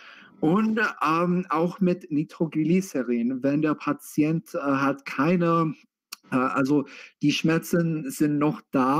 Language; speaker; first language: German; non-native, fluent; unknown